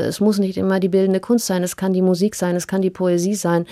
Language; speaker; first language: German; early bilingual, heritage; German